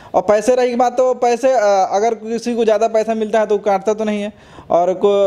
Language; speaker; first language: Hindi; native; Hindi